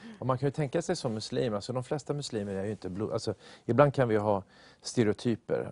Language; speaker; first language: Swedish; native; Swedish